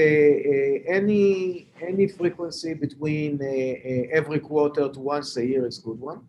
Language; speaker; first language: English; non-native, fluent; Hebrew